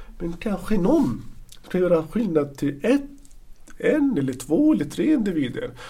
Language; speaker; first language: Swedish; non-native, fluent; Arabic